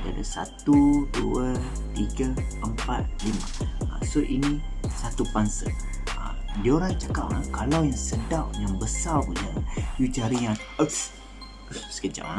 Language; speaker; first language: Malay; native; Malay